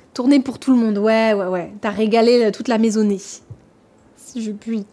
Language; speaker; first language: French; native; French